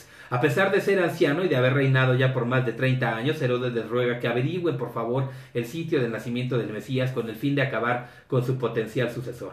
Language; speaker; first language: Spanish; native; Spanish